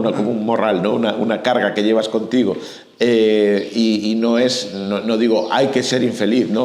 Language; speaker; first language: Spanish; native; Spanish